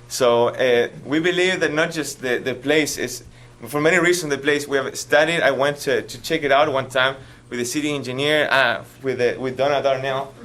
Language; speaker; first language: English; non-native, fluent; Spanish